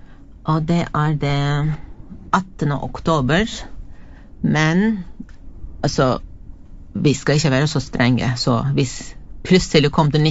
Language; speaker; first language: Norwegian; non-native, fluent; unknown